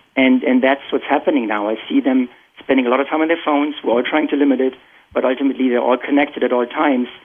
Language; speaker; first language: English; non-native, fluent; German